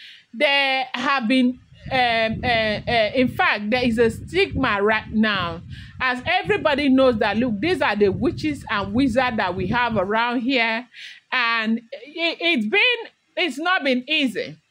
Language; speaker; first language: English; non-native, local second language; Yoruba